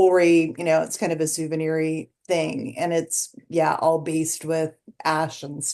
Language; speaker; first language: English; native; English